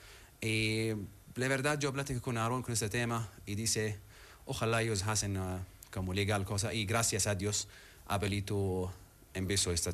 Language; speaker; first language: Spanish; non-native, learner; Arabic